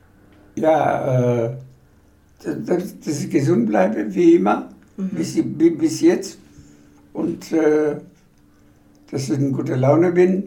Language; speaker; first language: German; non-native, fluent; Bangla